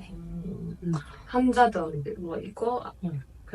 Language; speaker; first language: Korean; non-native, fluent; Azerbaijani